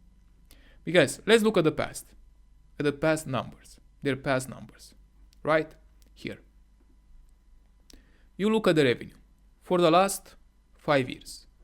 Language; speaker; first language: English; non-native, fluent; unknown